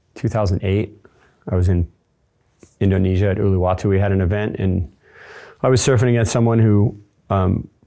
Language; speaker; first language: English; native; English